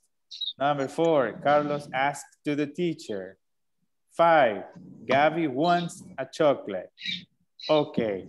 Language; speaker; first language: English; non-native, fluent; Spanish